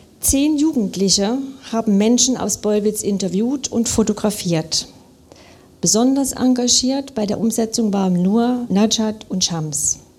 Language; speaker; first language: German; native; German